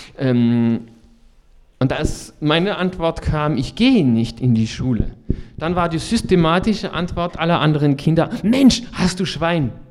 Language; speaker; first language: German; non-native, fluent; French